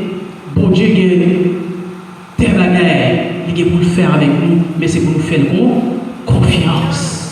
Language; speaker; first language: French; non-native, local second language; Haitian Creole